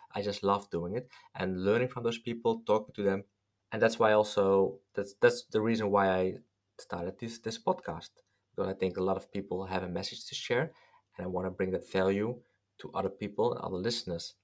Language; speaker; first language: English; non-native, fluent; Dutch